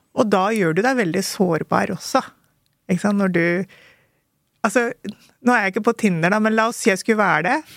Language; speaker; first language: Norwegian; early bilingual, other home language; Urdu